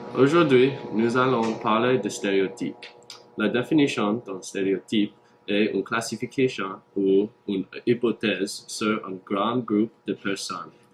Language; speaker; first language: French; non-native, learner; English